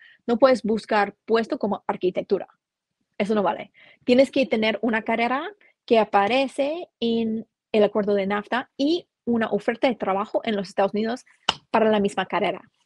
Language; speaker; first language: Spanish; non-native, fluent; English